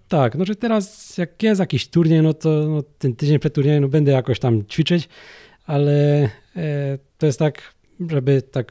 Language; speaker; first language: Polish; native; Polish